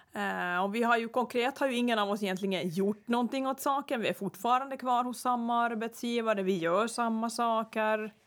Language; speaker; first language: Swedish; native; Swedish